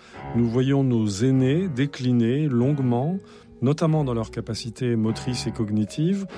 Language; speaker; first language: French; native; French